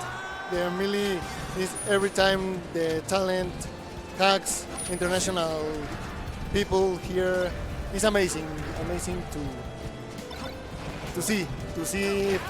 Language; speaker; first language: English; non-native, learner; Spanish